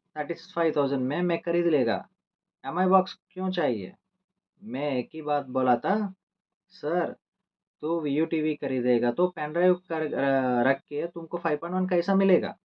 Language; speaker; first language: Hindi; non-native, local second language; Telugu